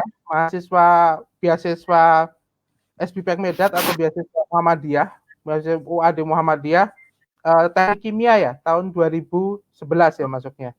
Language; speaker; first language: Indonesian; native; Indonesian